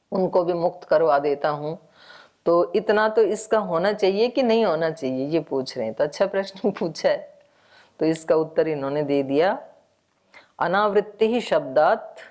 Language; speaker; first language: Hindi; native; Hindi